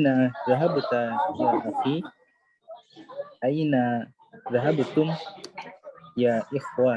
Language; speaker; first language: Arabic; non-native, learner; Indonesian